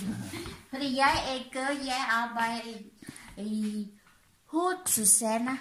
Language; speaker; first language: Danish; non-native, learner; Thai